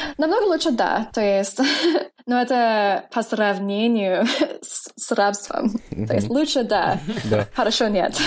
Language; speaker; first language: Russian; non-native, fluent; English